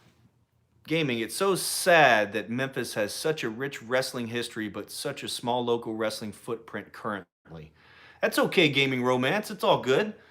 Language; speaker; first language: English; native; English